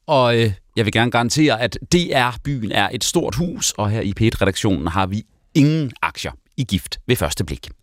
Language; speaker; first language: Danish; native; Danish